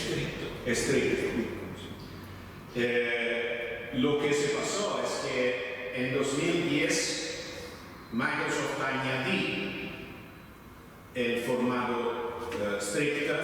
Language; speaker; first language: Spanish; non-native, fluent; Italian